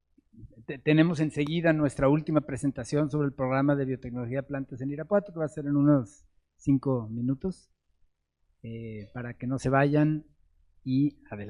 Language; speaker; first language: Spanish; native; Spanish